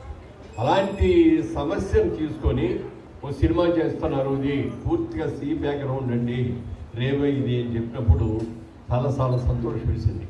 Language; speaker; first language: Telugu; native; Telugu